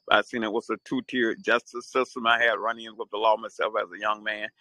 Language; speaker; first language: English; native; English